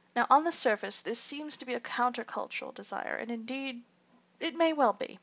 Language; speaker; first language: English; native; English